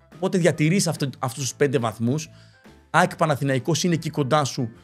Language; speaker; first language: Greek; early bilingual, other home language; Spanish